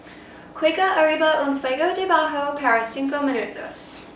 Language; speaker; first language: Spanish; non-native, learner; English